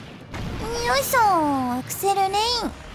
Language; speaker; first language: Japanese; native; Japanese